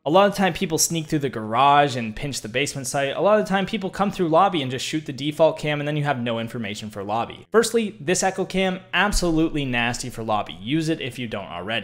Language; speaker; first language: English; native; English